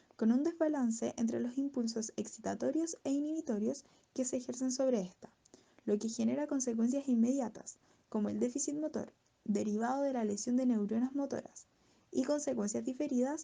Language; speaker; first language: Spanish; native; Spanish